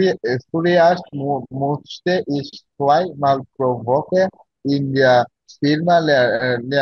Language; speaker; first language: German; non-native, learner; Bangla